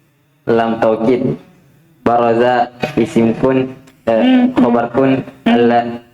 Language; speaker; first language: Arabic; non-native, learner; Indonesian